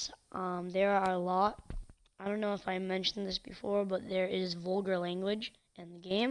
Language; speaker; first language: English; native; English